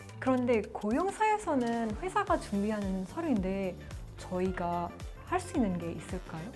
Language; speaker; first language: Korean; non-native, fluent; Indonesian